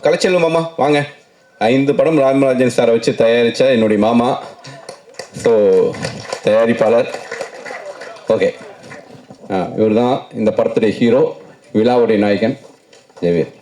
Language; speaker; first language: Tamil; native; Tamil